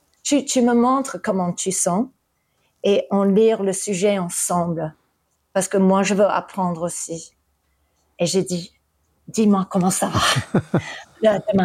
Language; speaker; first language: French; early bilingual, heritage; English